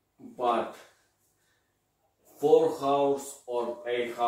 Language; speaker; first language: English; non-native, learner; Russian